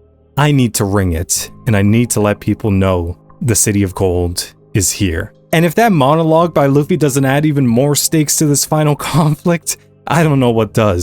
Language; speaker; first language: English; native; English